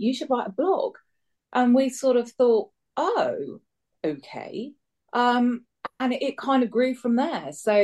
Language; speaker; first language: English; native; English